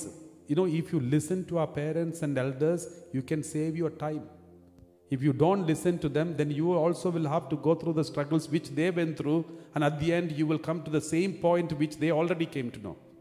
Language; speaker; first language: English; non-native, local second language; Malayalam